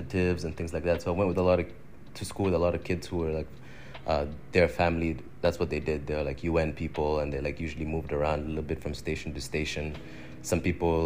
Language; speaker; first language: English; non-native, local second language; Swahili